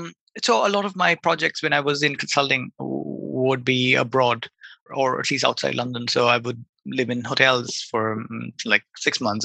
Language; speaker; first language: English; non-native, local second language; Bangla